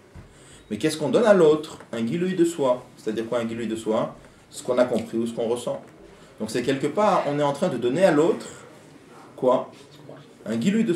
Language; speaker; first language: French; native; French